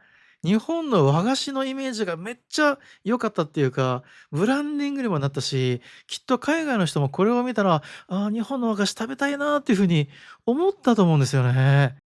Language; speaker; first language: Japanese; native; Japanese